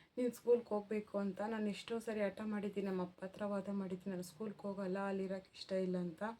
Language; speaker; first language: Kannada; non-native, local second language; Telugu